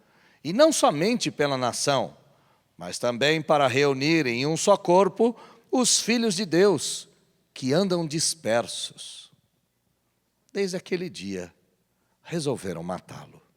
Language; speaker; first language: Portuguese; native; Portuguese